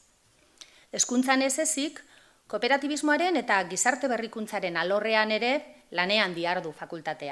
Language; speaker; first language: Basque; native; Basque